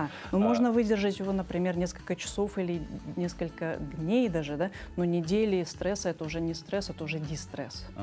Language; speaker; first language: Russian; native; Russian